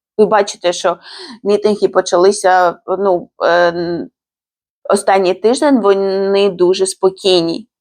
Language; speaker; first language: Ukrainian; non-native, fluent; Georgian